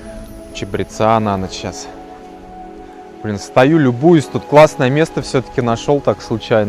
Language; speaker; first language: Russian; native; Russian